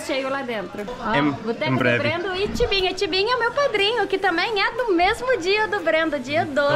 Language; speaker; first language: Portuguese; native; Portuguese